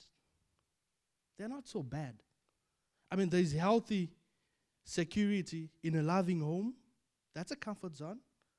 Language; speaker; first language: English; non-native, local second language; Shona